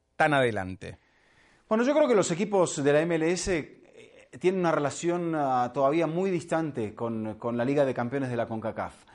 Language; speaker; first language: Spanish; native; Spanish